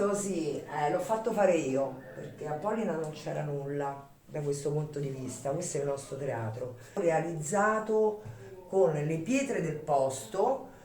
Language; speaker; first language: Italian; native; Italian